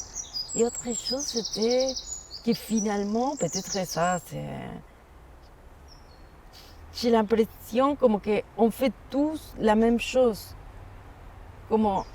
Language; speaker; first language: French; non-native, fluent; Spanish